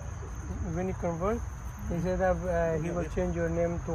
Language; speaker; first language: English; non-native, fluent; Persian